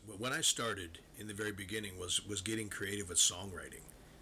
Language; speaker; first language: English; native; English